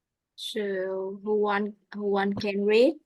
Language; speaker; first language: English; non-native, learner; Vietnamese